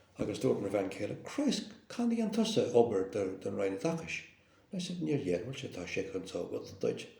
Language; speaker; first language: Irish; non-native, local second language; English